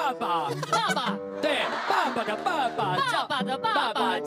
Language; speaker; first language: Chinese; native; Chinese